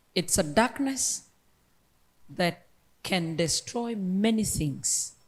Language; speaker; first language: English; non-native, local second language; Luo (Kenya and Tanzania)